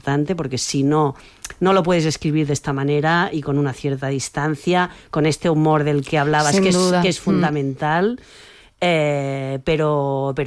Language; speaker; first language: Spanish; native; Spanish